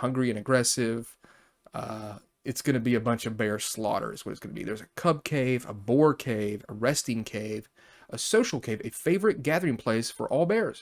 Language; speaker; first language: English; native; English